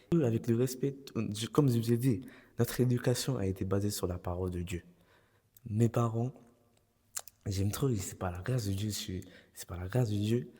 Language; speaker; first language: French; early bilingual, other home language; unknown